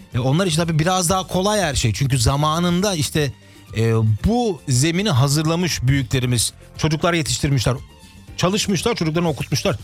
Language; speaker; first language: Turkish; early bilingual, heritage; Turkish